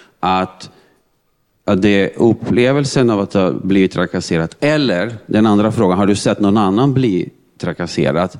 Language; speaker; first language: Swedish; non-native, fluent; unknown